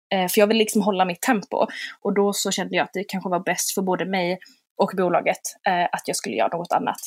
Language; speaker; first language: Swedish; native; Swedish